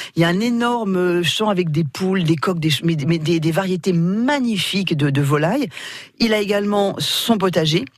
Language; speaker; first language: French; native; French